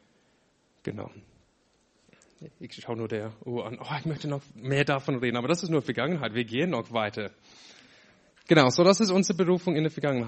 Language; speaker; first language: German; non-native, fluent; English